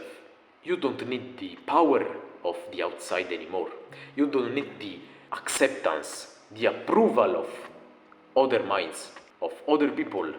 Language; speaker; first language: English; non-native, fluent; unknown